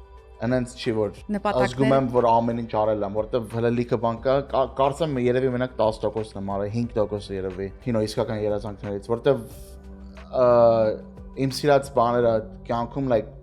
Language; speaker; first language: Armenian; early bilingual, heritage; Armenian